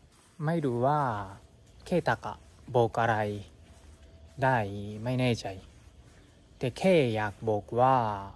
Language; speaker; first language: Thai; non-native, learner; Japanese